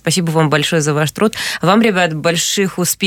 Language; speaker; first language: Russian; native; Russian